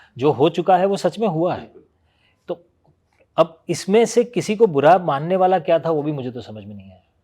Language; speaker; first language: Hindi; non-native, local second language; Gujarati